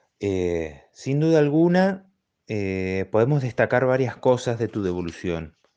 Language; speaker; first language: Spanish; native; Spanish